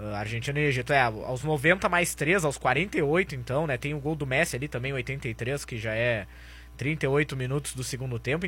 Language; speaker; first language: Portuguese; native; Portuguese